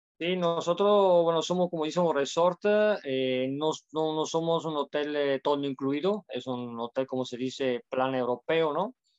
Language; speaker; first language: Spanish; non-native, fluent; Italian